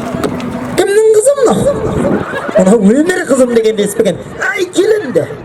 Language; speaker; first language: Kazakh; native; Kazakh